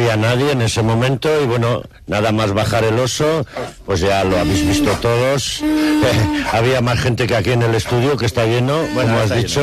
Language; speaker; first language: Spanish; native; Spanish